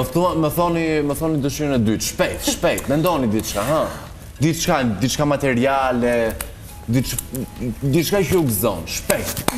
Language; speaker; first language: Albanian; native; Albanian